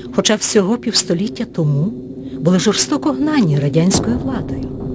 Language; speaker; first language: Ukrainian; native; Ukrainian